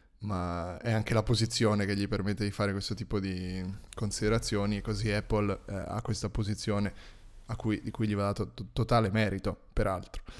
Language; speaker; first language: Italian; native; Italian